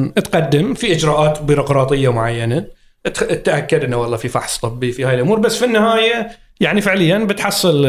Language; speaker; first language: Arabic; native; Arabic